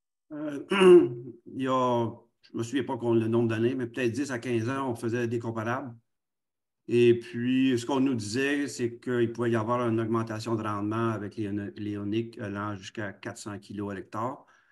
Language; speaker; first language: French; native; French